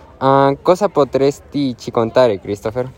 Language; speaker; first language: Italian; non-native, learner; Spanish